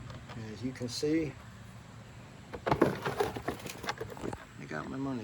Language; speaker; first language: English; native; English